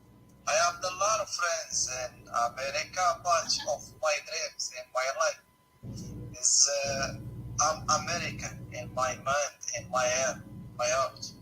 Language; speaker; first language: English; non-native, learner; Arabic